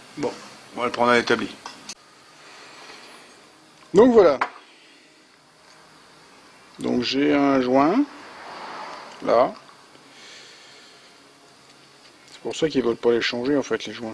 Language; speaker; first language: French; native; French